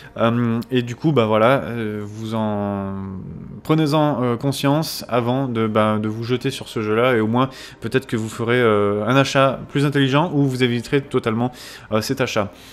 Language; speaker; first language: French; native; French